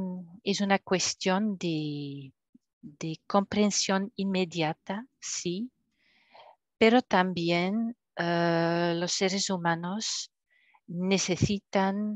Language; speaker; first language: Spanish; non-native, fluent; French